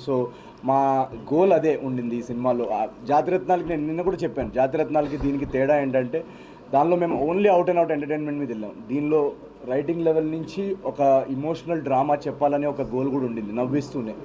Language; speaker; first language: Telugu; native; Telugu